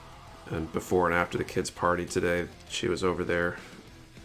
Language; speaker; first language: English; native; English